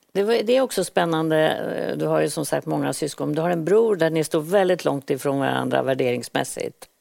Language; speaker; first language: Swedish; native; Swedish